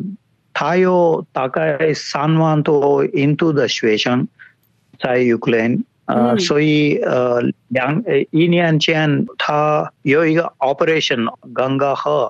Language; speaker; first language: Chinese; non-native, fluent; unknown